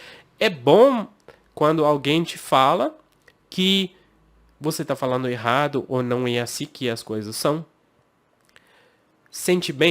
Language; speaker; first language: Portuguese; non-native, fluent; English